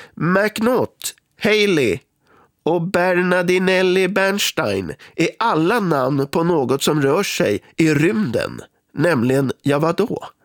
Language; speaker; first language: Swedish; native; Swedish